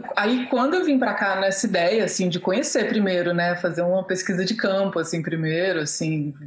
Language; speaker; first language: Portuguese; native; Portuguese